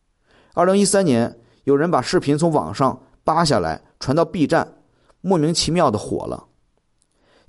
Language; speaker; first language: Chinese; native; Chinese